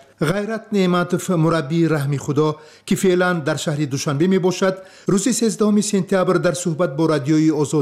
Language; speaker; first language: Persian; native; Persian